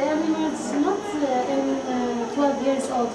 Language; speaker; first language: English; non-native, learner; Arabic